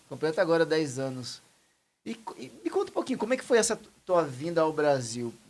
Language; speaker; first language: Portuguese; native; Portuguese